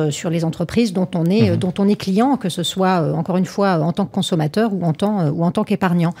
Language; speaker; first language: French; native; French